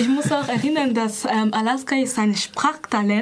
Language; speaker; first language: German; non-native, fluent; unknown